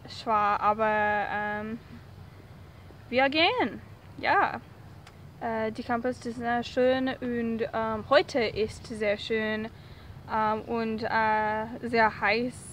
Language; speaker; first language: German; non-native, learner; English